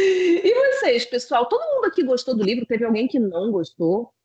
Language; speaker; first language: Portuguese; native; Portuguese